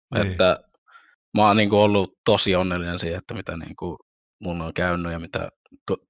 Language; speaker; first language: Finnish; early bilingual, other home language; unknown